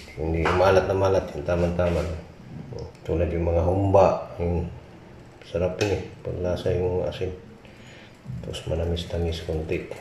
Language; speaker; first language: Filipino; non-native, local second language; Cebuano